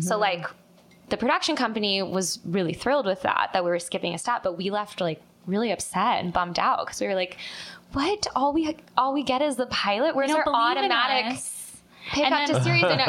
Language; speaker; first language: English; native; English